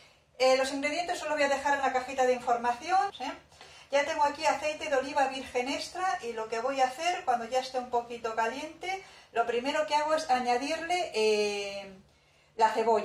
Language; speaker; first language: Spanish; native; Spanish